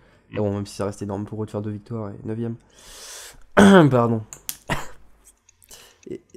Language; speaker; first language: French; native; French